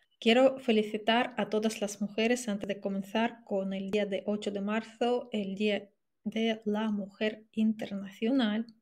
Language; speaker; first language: Spanish; non-native, fluent; Russian